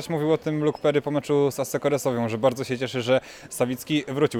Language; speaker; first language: Polish; native; Polish